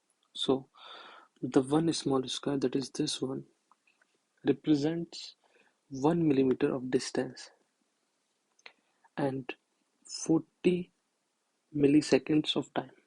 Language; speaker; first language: English; non-native, local second language; Hindi